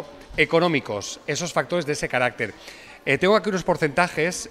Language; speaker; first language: Spanish; non-native, local second language; Catalan